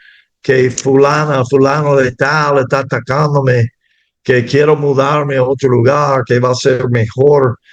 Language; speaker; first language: Spanish; non-native, fluent; English